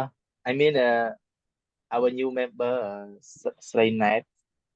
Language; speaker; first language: English; non-native, fluent; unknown